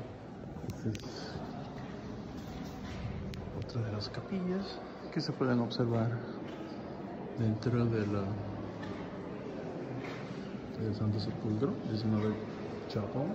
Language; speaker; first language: Spanish; early bilingual, heritage; Spanish